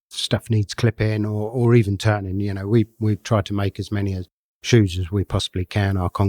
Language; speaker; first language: English; native; English